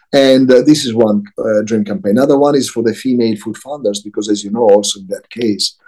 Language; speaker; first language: English; non-native, fluent; Italian